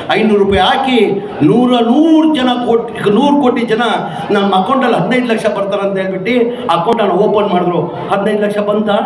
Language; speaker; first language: Kannada; non-native, local second language; Urdu